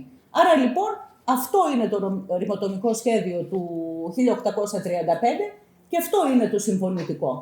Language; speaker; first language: Greek; native; Greek